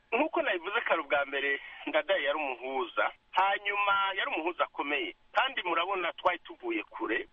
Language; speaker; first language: Rundi; native; Rundi